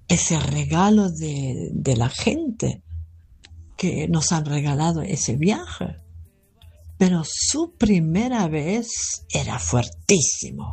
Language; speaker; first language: Spanish; non-native, fluent; German